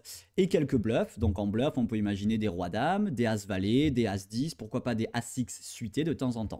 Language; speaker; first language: French; native; French